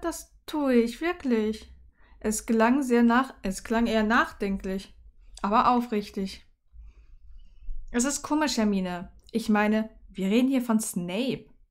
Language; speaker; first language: German; native; German